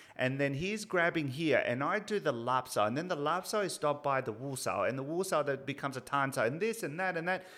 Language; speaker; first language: English; early bilingual, other home language; Spanish